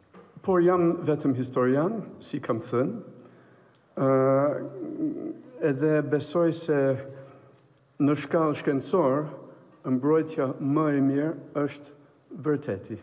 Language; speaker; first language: Albanian; non-native, fluent; English